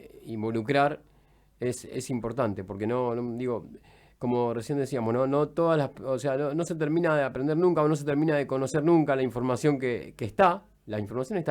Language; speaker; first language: Spanish; native; Spanish